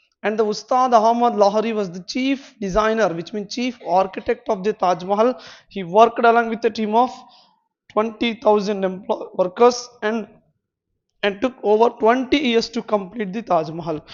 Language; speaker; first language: English; non-native, local second language; Telugu